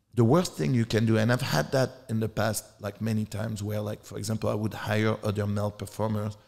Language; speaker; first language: English; non-native, fluent; French